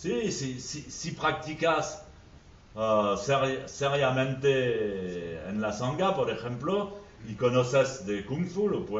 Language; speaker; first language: Spanish; non-native, fluent; French